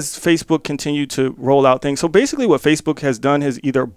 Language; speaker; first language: English; native; English